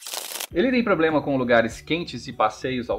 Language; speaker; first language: Portuguese; native; Portuguese